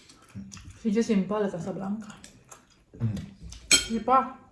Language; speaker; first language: French; non-native, learner; Indonesian